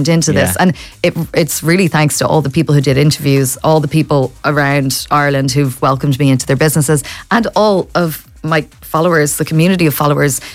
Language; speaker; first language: English; native; English